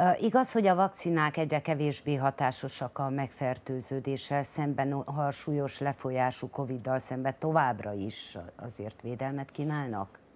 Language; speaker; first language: Hungarian; native; Hungarian